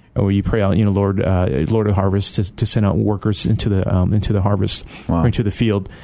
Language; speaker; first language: English; native; English